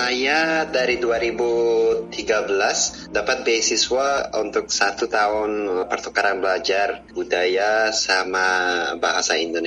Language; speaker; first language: Indonesian; non-native, fluent; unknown